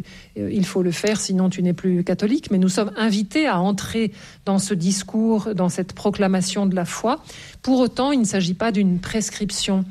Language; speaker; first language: French; native; French